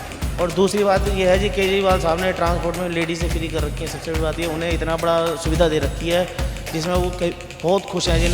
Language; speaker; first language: Hindi; native; Hindi